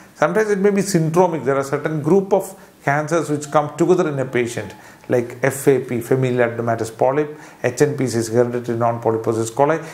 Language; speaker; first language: English; non-native, local second language; Malayalam